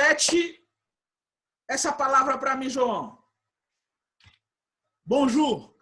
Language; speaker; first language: Portuguese; non-native, fluent; Haitian Creole